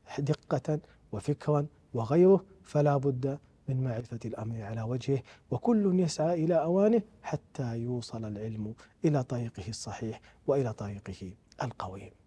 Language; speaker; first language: Arabic; native; Arabic